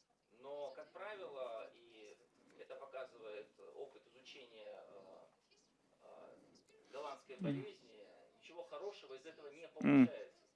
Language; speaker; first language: Russian; native; Russian